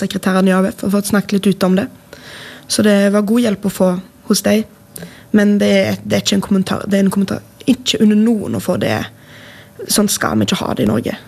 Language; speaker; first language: Norwegian; native; Norwegian